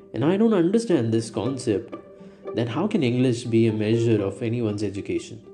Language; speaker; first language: English; non-native, local second language; Malayalam